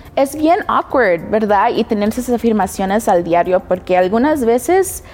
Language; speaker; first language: Spanish; early bilingual, heritage; Spanish